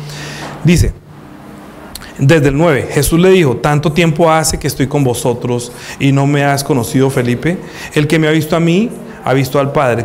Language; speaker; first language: Spanish; native; Spanish